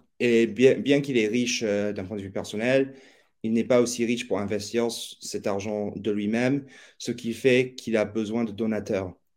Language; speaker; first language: French; non-native, fluent; English